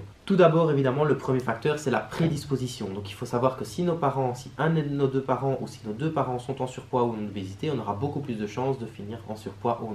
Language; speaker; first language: French; native; French